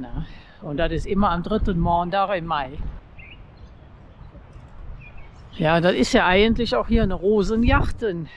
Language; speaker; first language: German; native; German